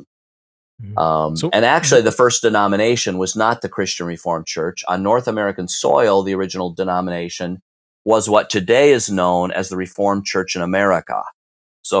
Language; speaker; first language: English; native; English